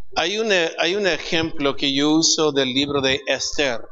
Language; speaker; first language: Spanish; non-native, fluent; English